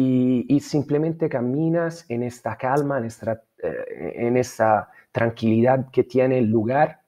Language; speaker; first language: Spanish; non-native, fluent; Italian